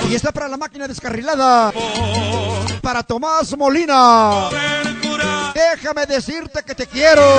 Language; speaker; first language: Spanish; native; Spanish